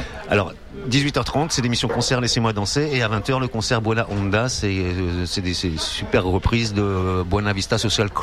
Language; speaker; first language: French; native; French